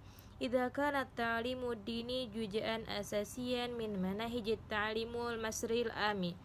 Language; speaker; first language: Arabic; non-native, learner; Indonesian